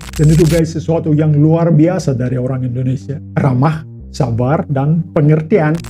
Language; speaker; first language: Indonesian; non-native, fluent; Russian